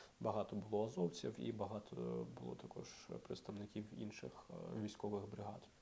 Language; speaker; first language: Ukrainian; non-native, local second language; Russian